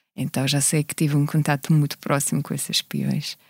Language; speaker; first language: Portuguese; non-native, fluent; Russian